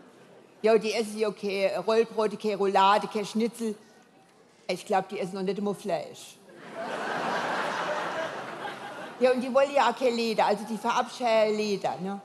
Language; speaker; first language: German; native; German